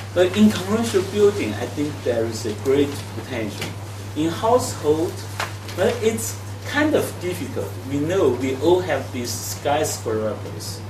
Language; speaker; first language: English; non-native, fluent; Chinese